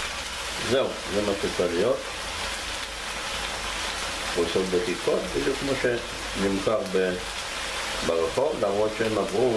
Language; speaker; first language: Hebrew; native; Hebrew